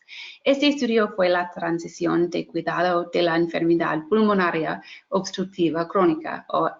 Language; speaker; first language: Spanish; non-native, fluent; English